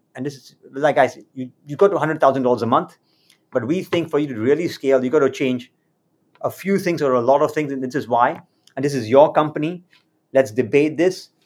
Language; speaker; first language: English; native; English